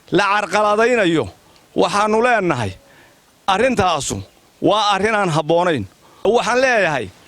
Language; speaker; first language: Somali; native; Somali